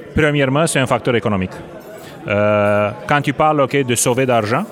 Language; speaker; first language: French; non-native, fluent; Romanian